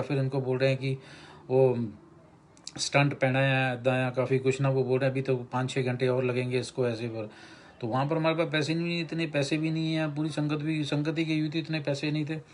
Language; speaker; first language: Hindi; non-native, local second language; Punjabi